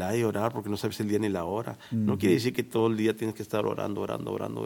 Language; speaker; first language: Spanish; native; Spanish